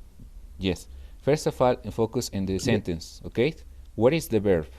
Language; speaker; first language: English; non-native, fluent; Spanish